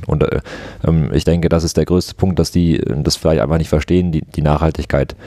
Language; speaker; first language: German; native; German